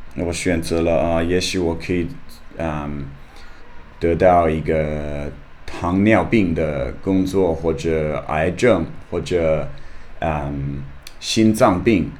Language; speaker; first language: Chinese; non-native, learner; English